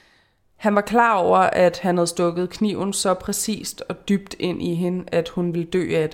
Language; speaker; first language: Danish; native; Danish